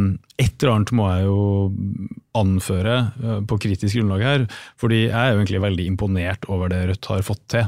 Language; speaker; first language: Norwegian; native; Norwegian